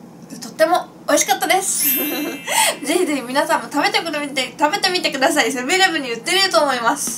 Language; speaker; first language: Japanese; native; Japanese